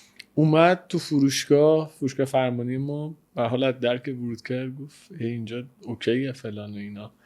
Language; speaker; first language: Persian; native; Persian